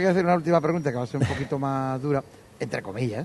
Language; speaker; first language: Spanish; native; Spanish